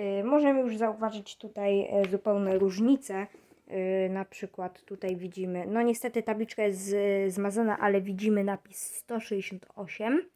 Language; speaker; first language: Polish; native; Polish